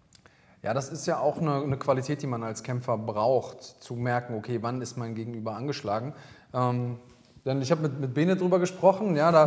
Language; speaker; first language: German; native; German